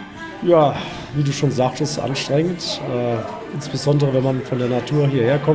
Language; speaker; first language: German; native; German